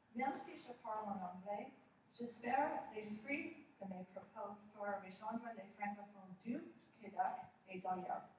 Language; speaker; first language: French; non-native, local second language; English